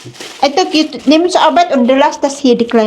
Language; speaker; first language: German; non-native, learner; Filipino